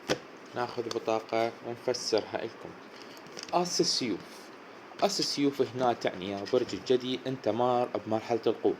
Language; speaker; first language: Arabic; native; Arabic